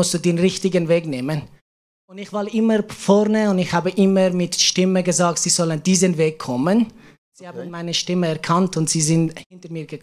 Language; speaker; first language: German; non-native, learner; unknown